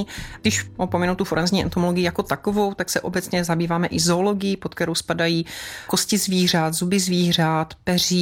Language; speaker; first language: Czech; native; Czech